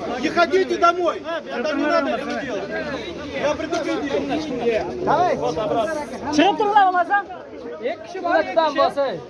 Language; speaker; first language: Russian; non-native, local second language; Uzbek